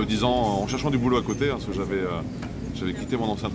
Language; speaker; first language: French; native; French